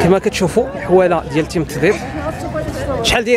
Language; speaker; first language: Arabic; native; Arabic